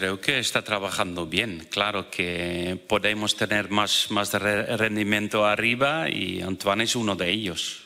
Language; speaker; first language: Spanish; non-native, fluent; Dutch